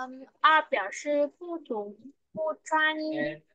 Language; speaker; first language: Chinese; non-native, learner; Vietnamese